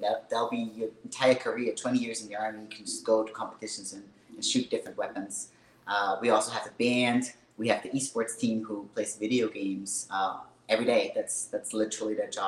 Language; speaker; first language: English; non-native, fluent; German